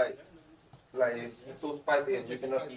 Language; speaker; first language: English; non-native, learner; Thai